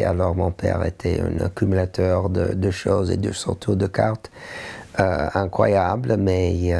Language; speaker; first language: French; non-native, learner; English